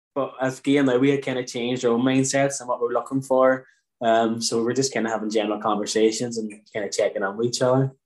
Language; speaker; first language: English; native; English